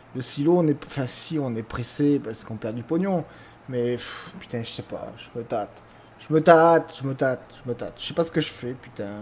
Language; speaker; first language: French; native; French